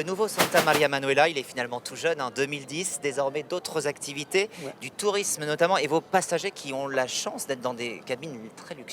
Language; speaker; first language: French; native; French